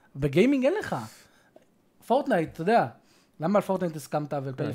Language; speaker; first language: Hebrew; native; Hebrew